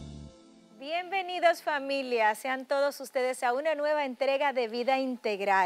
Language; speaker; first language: Spanish; native; Spanish